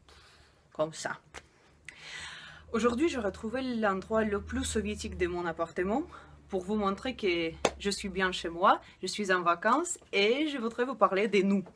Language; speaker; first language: French; non-native, fluent; Russian